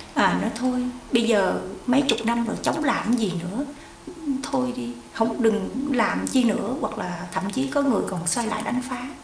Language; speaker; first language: Vietnamese; native; Vietnamese